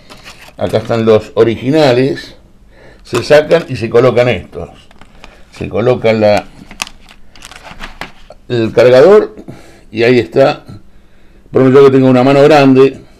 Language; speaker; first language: Spanish; native; Spanish